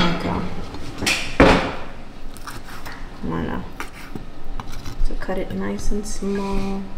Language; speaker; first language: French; early bilingual, heritage; English